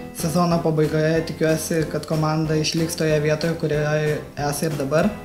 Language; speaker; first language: Lithuanian; early bilingual, other home language; Russian